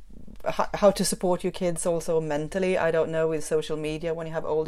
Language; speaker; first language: English; non-native, fluent; Swedish